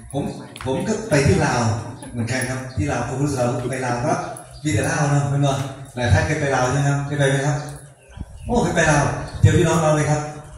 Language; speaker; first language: Thai; non-native, local second language; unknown